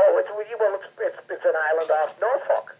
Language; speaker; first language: English; native; English